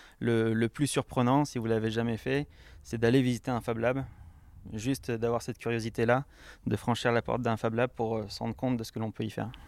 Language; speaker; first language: French; native; French